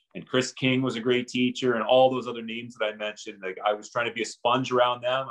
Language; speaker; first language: English; native; English